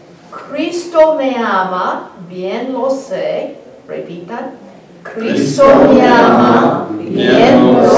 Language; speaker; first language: Spanish; non-native, fluent; English